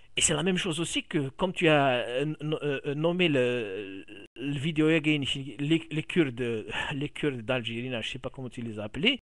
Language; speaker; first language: French; non-native, local second language; Kabyle